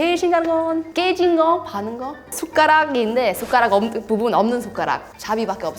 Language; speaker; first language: Korean; non-native, fluent; English